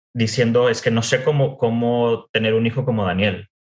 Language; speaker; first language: Spanish; native; Spanish